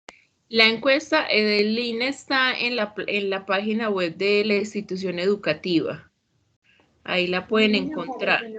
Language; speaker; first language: Spanish; native; Spanish